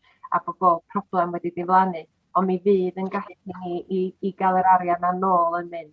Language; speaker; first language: Welsh; native; Welsh